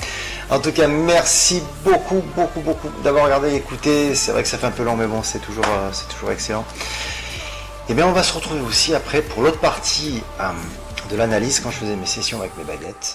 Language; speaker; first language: French; native; French